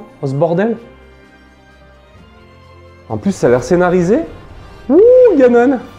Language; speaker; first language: French; native; French